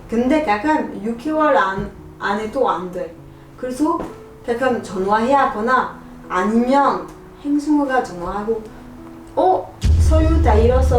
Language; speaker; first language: Korean; non-native, learner; French